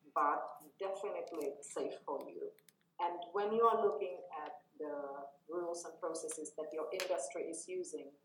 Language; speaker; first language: English; non-native, fluent; Czech